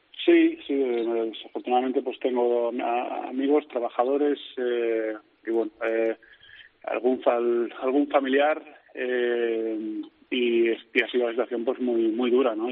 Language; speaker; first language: Spanish; native; Spanish